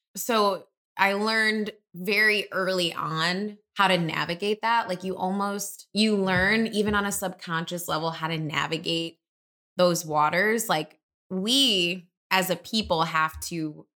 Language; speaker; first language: English; native; English